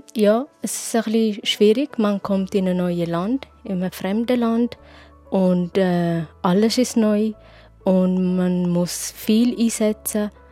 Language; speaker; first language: German; non-native, fluent; Tigrinya